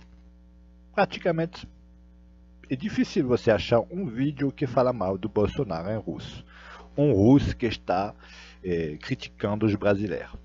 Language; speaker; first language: Portuguese; non-native, fluent; Russian